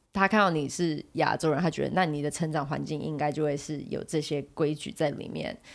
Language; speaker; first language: Chinese; native; Chinese